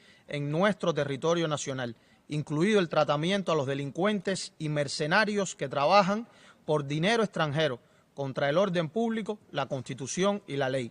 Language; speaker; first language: Spanish; native; Spanish